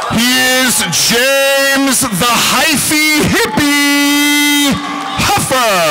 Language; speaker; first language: English; native; English